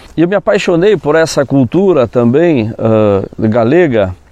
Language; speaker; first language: Portuguese; native; Portuguese